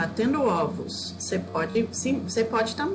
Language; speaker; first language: Portuguese; non-native, fluent; English